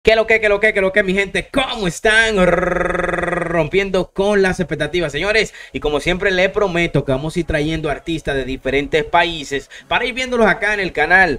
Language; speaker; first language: Spanish; native; Spanish